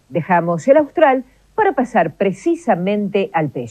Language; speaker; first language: Spanish; native; Spanish